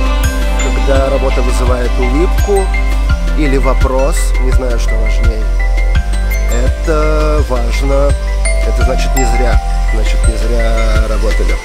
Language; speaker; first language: Russian; native; Russian